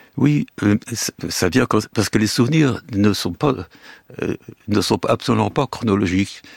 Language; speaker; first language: French; early bilingual, other home language; Yiddish